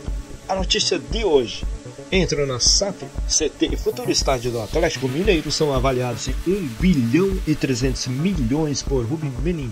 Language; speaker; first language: Portuguese; native; Portuguese